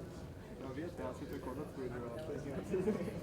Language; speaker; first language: Swedish; native; Swedish